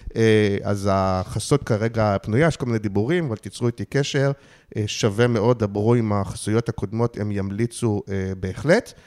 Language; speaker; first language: Hebrew; native; Hebrew